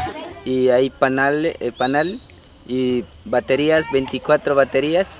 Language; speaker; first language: Spanish; non-native, local second language; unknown